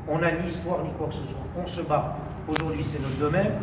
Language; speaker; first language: French; non-native, local second language; Arabic